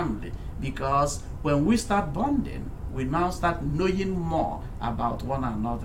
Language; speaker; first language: English; non-native, local second language; Igbo